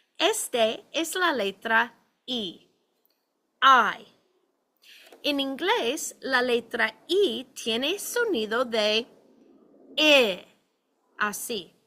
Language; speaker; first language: Spanish; non-native, fluent; English